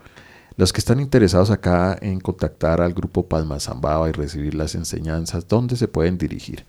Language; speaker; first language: Spanish; native; Spanish